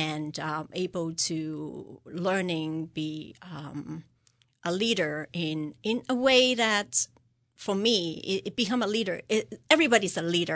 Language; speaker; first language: English; non-native, local second language; Cantonese